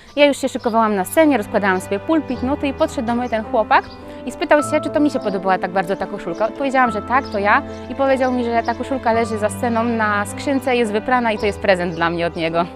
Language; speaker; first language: Polish; native; Polish